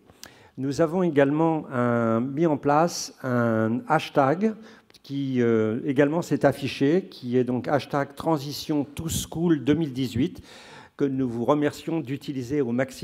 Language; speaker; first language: French; native; French